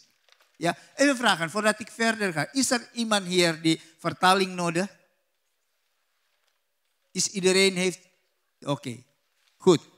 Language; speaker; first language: Dutch; non-native, learner; Indonesian